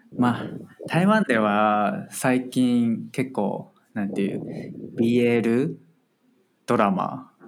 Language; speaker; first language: Japanese; non-native, fluent; Chinese